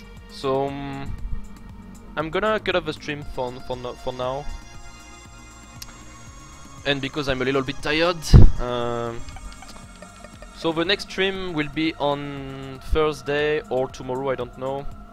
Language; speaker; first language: English; non-native, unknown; French